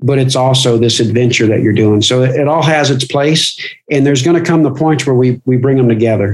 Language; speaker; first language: English; native; English